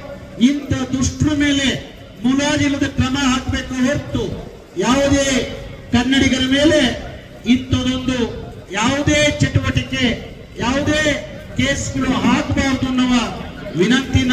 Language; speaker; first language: Kannada; native; Kannada